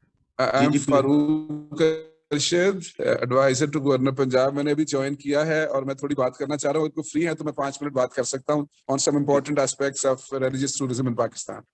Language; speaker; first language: Hindi; non-native, local second language; Punjabi